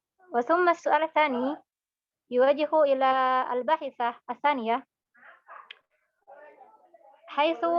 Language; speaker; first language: Arabic; non-native, learner; Indonesian